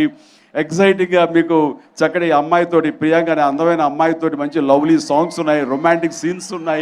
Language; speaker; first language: Telugu; native; Telugu